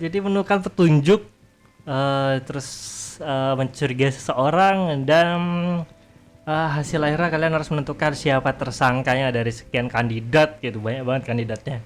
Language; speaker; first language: Indonesian; native; Indonesian